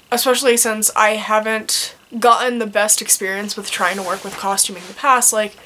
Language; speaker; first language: English; native; English